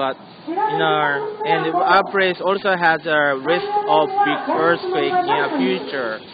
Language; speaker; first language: English; non-native, learner; Japanese